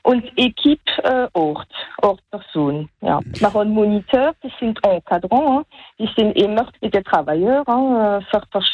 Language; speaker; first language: German; non-native, local second language; French